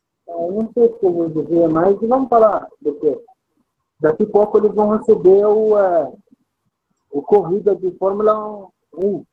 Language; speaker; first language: Portuguese; non-native, fluent; Arabic